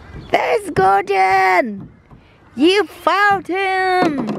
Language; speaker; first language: English; non-native, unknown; Vietnamese